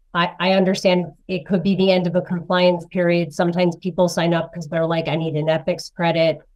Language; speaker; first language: English; native; English